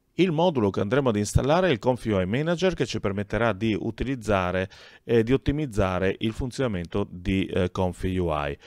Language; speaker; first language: Italian; native; Italian